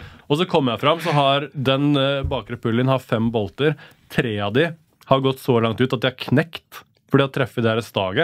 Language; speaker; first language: Norwegian; native; Norwegian